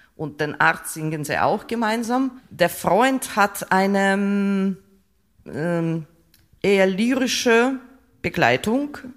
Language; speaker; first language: German; non-native, fluent; Russian